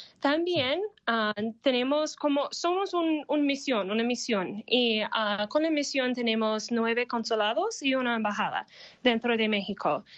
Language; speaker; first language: Spanish; non-native, learner; English